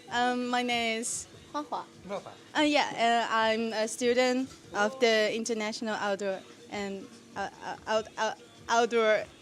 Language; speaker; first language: English; non-native, learner; Chinese